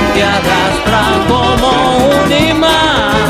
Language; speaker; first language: Spanish; early bilingual, heritage; Spanish